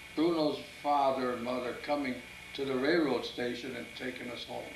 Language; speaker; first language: English; early bilingual, other home language; Italian